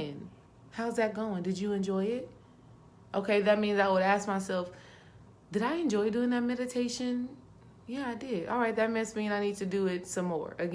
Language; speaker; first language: English; native; English